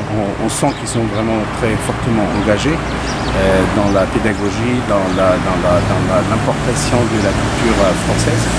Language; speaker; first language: French; non-native, fluent; Kurdish